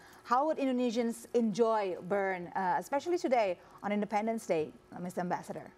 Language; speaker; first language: English; non-native, local second language; Indonesian